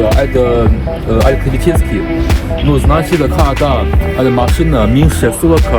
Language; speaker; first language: Russian; non-native, learner; Chinese